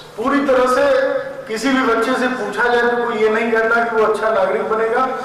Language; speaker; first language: Hindi; native; Hindi